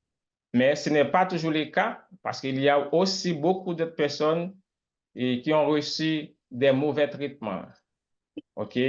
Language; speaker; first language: French; non-native, local second language; Haitian Creole